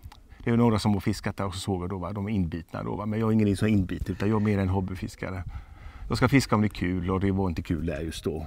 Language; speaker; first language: Swedish; native; Swedish